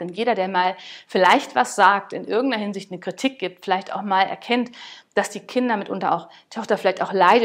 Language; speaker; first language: German; native; German